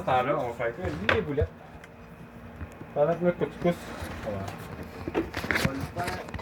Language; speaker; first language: French; native; French